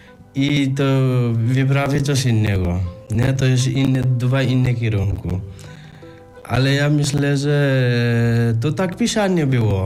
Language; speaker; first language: Polish; non-native, learner; Nepali